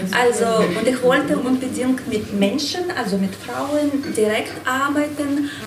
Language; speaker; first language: German; non-native, fluent; Ukrainian